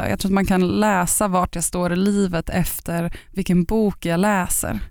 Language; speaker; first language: Swedish; native; Swedish